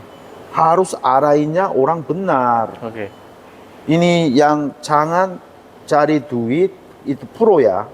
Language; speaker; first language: Indonesian; non-native, learner; Korean